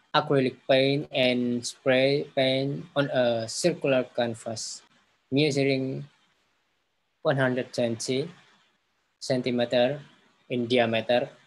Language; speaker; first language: English; non-native, learner; Javanese